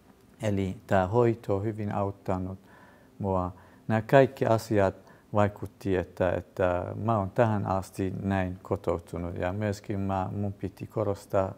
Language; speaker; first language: Finnish; non-native, fluent; Kurdish